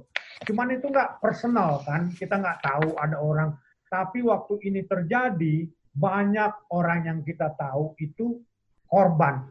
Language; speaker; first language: Indonesian; native; Indonesian